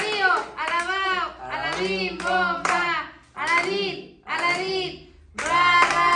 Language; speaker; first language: Spanish; native; Spanish